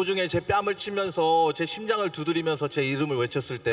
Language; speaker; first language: Korean; early bilingual, heritage; Korean